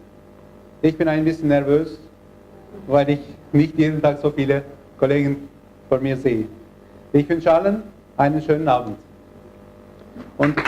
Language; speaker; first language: German; non-native, fluent; Turkish